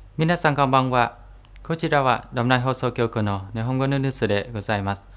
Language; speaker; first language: Japanese; non-native, fluent; Vietnamese